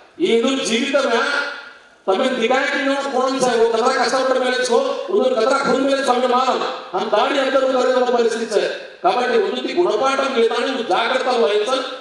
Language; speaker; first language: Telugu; non-native, local second language; Lambadi